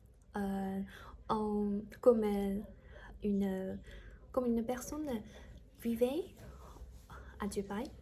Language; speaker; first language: French; non-native, learner; Chinese